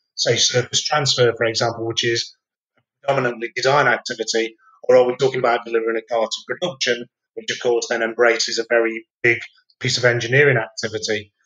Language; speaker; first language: English; native; English